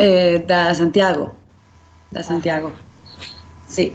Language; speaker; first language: Catalan; non-native, fluent; Spanish